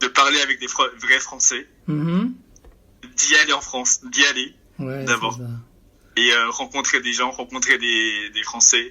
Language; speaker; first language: French; early bilingual, other home language; Korean